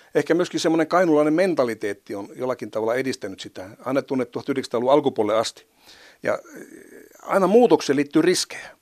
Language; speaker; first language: Finnish; native; Finnish